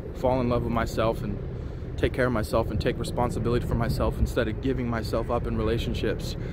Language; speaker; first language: English; native; English